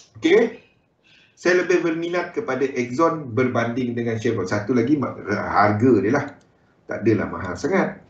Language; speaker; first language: Malay; native; Malay